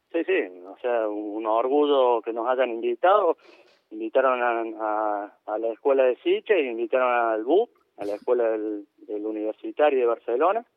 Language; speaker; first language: Spanish; native; Spanish